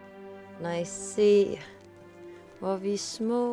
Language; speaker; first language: Danish; native; Danish